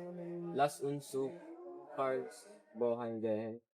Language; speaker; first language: German; non-native, learner; Filipino